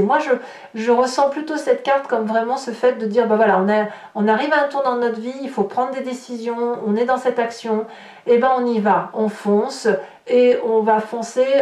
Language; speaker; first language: French; native; French